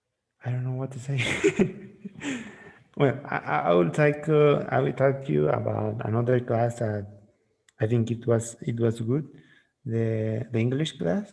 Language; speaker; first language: English; non-native, learner; Spanish